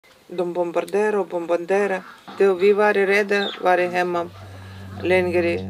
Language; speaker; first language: Swedish; early bilingual, heritage; Swedish